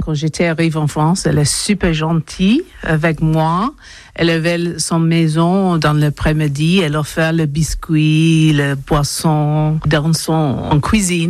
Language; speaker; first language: French; non-native, learner; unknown